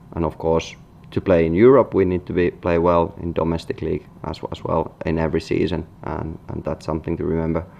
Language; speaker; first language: English; non-native, fluent; Finnish